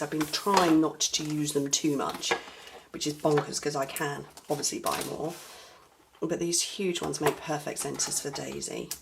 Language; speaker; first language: English; native; English